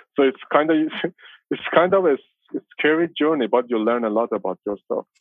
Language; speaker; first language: English; non-native, fluent; Persian